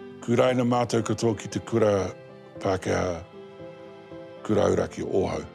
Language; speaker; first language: Māori; non-native, local second language; English